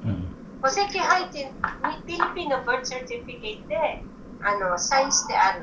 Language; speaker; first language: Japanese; non-native, learner; Filipino